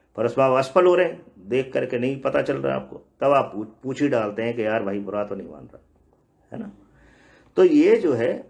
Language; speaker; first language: Hindi; native; Hindi